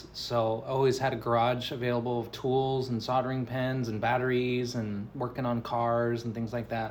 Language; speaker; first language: English; native; English